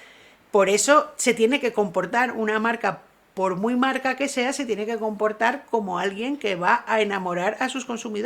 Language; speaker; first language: Spanish; native; Spanish